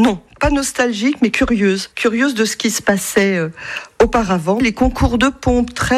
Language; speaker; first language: French; native; French